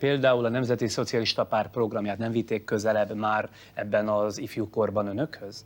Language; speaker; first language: Hungarian; native; Hungarian